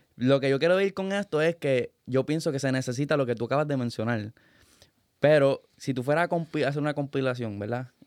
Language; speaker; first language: Spanish; native; Spanish